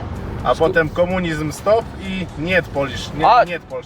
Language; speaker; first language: Polish; non-native, learner; Armenian